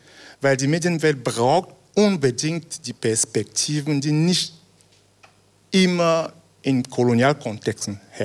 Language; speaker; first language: German; non-native, fluent; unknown